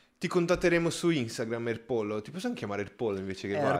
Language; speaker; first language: Italian; native; Italian